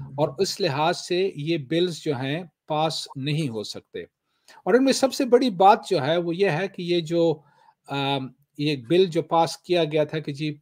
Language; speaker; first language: Urdu; non-native, local second language; Pashto